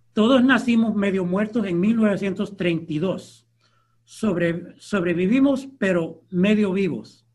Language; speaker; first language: Spanish; early bilingual, heritage; Spanish